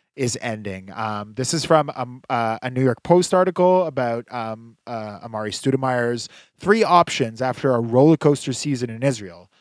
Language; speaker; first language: English; early bilingual, other home language; Hebrew